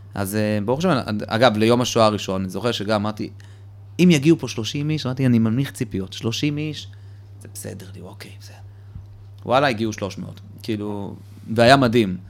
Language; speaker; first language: Hebrew; early bilingual, other home language; Russian